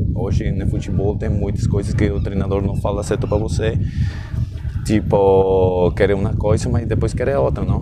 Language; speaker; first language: Portuguese; non-native, learner; Spanish